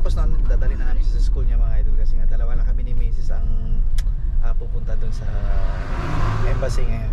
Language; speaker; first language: Filipino; native; Filipino